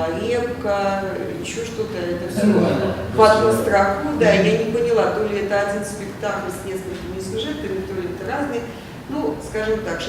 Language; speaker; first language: Russian; native; Russian